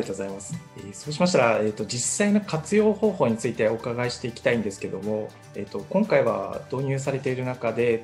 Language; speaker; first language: Japanese; native; Japanese